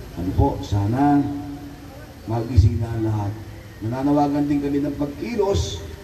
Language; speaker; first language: Filipino; native; Filipino